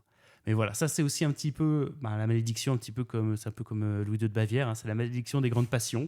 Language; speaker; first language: French; native; French